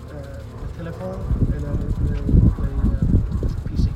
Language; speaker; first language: French; non-native, fluent; English